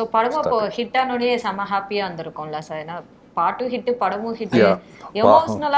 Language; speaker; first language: Tamil; native; Tamil